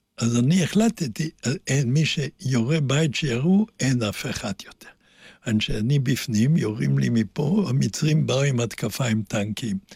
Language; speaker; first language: Hebrew; non-native, fluent; German